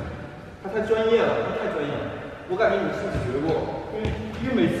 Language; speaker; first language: Chinese; native; Chinese